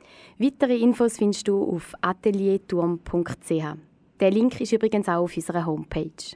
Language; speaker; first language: German; native; German